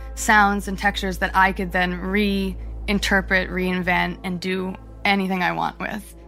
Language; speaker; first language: English; native; English